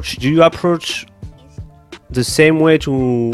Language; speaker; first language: English; non-native, fluent; French